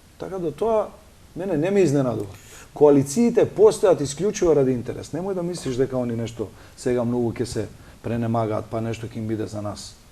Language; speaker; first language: Macedonian; non-native, local second language; Albanian